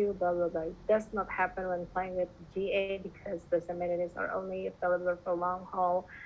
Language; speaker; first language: English; non-native, fluent; Indonesian